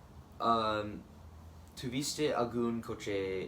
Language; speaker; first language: Spanish; non-native, learner; English